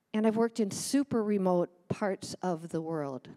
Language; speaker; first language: English; native; English